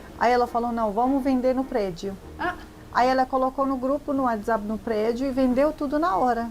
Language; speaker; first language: Portuguese; non-native, learner; Arabic